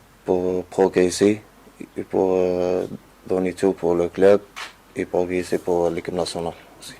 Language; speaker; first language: French; non-native, learner; Arabic